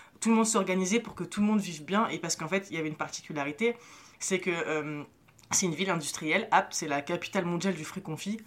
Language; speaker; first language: French; early bilingual, other home language; Arabic